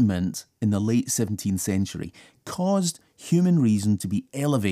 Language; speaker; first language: English; native; English